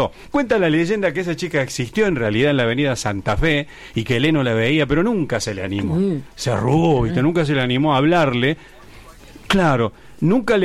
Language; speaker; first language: Spanish; native; Spanish